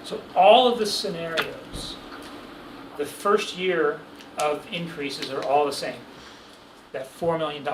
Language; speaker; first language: English; native; English